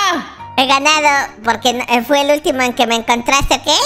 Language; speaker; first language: Spanish; native; Spanish